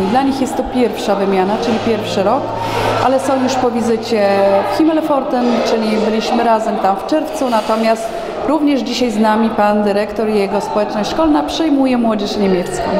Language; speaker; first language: Polish; native; Polish